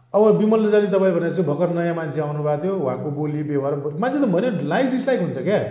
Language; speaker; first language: Nepali; native; Nepali